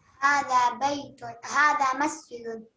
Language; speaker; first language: Arabic; non-native, learner; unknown